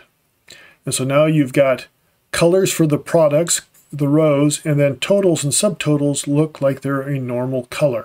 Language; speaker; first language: English; native; English